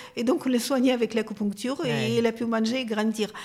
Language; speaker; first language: French; non-native, fluent; Russian